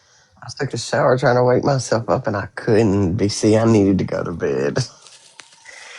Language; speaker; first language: English; native; English